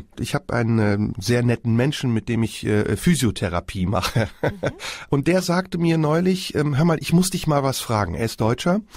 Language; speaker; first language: German; early bilingual, other home language; Turkish